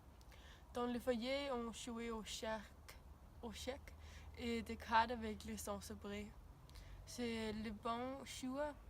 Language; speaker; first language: French; non-native, learner; Danish